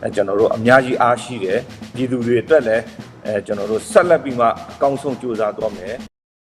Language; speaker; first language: Burmese; non-native, local second language; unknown